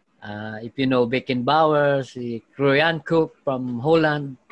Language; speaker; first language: English; non-native, local second language; Filipino